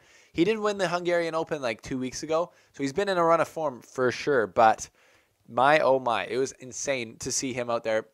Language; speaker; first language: English; native; English